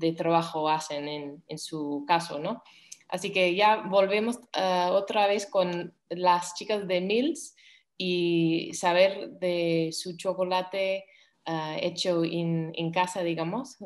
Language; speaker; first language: Spanish; non-native, fluent; English